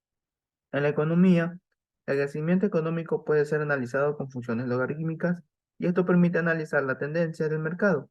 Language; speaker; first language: Spanish; native; Spanish